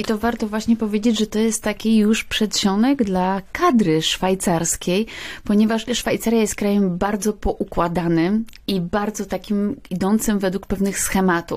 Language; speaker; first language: Polish; native; Polish